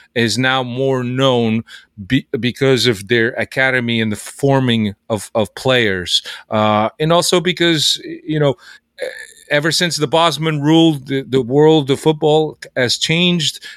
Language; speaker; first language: English; early bilingual, other home language; Portuguese